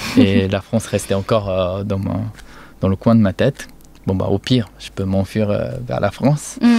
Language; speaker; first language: French; non-native, fluent; Japanese